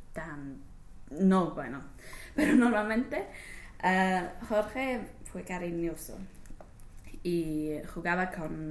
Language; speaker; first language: Spanish; non-native, learner; English